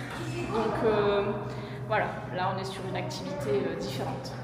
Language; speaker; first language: French; native; French